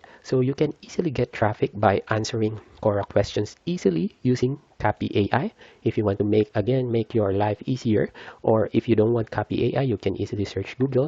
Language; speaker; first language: English; non-native, fluent; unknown